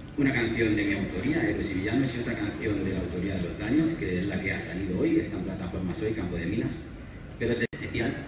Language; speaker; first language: Spanish; native; Spanish